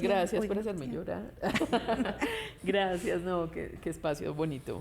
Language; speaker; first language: Spanish; native; Spanish